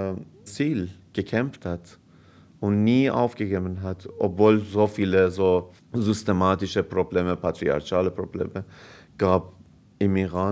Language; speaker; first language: German; non-native, fluent; Persian